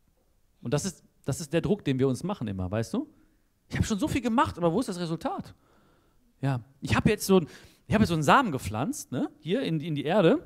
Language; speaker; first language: German; native; German